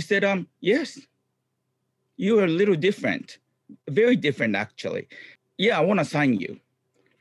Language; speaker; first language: English; non-native, fluent; Japanese